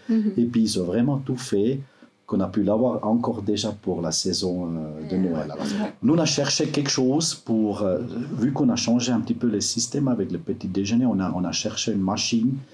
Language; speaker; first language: French; non-native, local second language; German